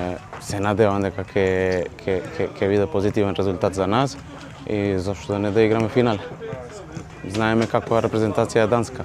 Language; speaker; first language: Macedonian; early bilingual, heritage; Macedonian